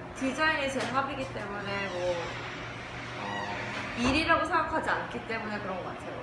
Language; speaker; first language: Korean; early bilingual, heritage; Korean